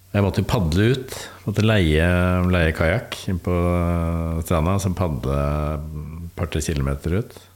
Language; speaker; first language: Norwegian; native; Norwegian